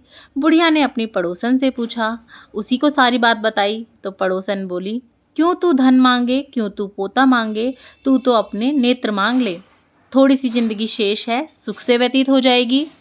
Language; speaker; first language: Hindi; native; Hindi